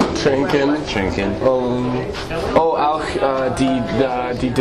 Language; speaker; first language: German; non-native, learner; English